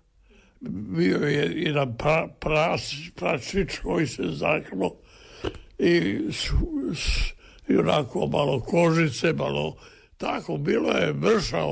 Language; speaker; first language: Serbian; native; Serbian